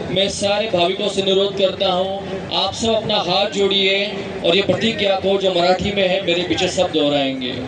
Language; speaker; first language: Hindi; non-native, local second language; Marathi